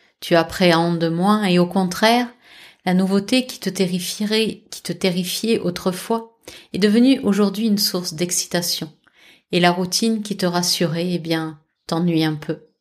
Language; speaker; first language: French; native; French